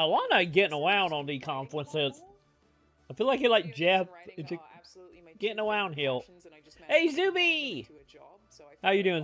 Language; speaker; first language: English; native; English